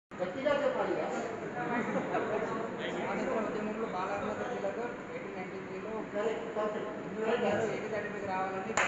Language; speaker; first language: Telugu; non-native, local second language; Hindi